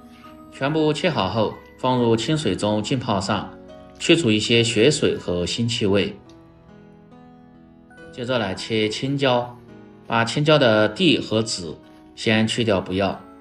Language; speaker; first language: Chinese; native; Chinese